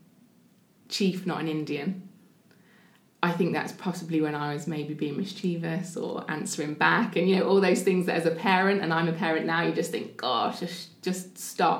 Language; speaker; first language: English; native; English